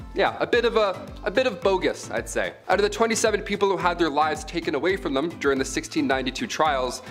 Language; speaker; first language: English; native; English